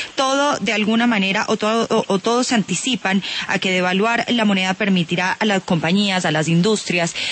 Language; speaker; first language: Spanish; native; Spanish